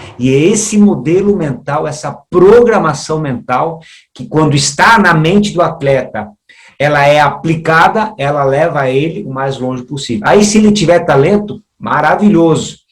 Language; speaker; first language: Portuguese; early bilingual, other home language; Spanish